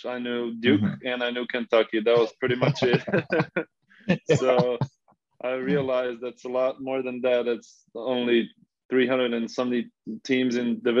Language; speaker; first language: English; non-native, fluent; Slovenian